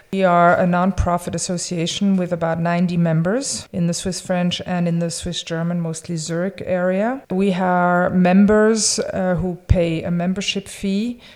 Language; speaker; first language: English; early bilingual, other home language; French